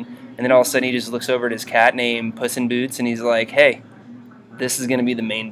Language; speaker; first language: English; native; English